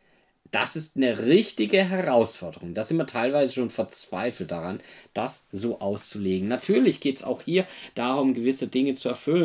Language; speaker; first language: German; native; German